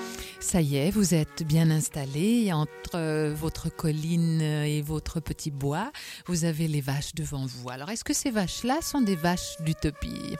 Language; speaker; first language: French; native; French